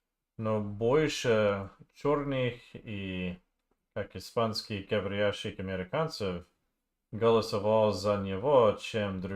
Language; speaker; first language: Russian; non-native, learner; English